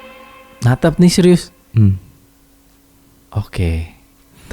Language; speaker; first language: Indonesian; native; Indonesian